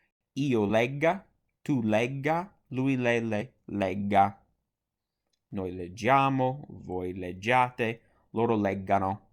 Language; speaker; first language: Italian; non-native, fluent; English